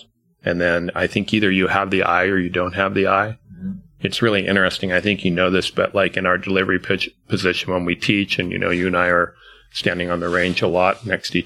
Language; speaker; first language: English; native; English